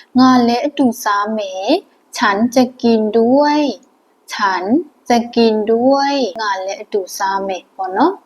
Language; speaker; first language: Thai; non-native, fluent; Burmese